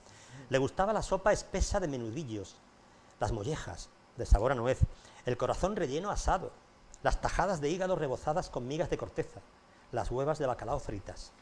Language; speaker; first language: Spanish; native; Spanish